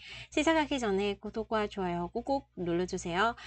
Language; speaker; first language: Korean; non-native, fluent; Vietnamese